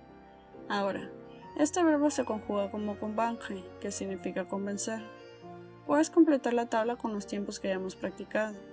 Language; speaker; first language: Spanish; native; Spanish